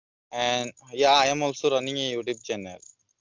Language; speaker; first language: English; non-native, learner; Odia